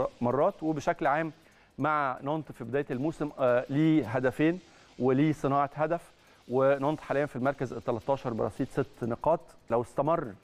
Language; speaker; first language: Arabic; native; Arabic